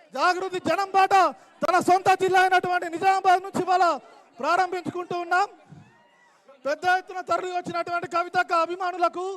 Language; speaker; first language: Telugu; native; Telugu